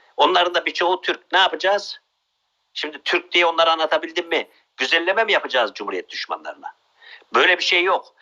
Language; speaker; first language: Turkish; native; Turkish